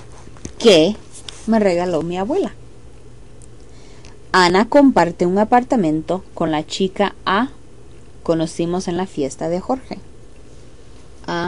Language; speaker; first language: Spanish; non-native, fluent; English